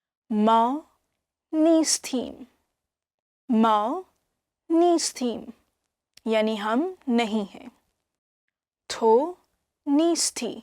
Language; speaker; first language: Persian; non-native, fluent; Urdu